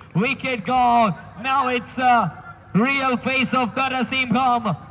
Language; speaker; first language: English; non-native, local second language; Malayalam